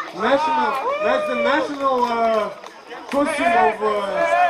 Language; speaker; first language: English; non-native, learner; Russian